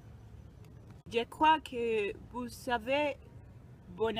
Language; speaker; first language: French; non-native, learner; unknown